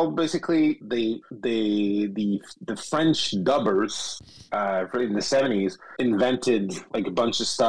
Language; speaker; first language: English; non-native, fluent; French